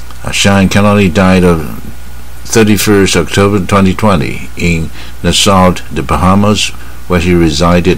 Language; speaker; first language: English; non-native, fluent; Chinese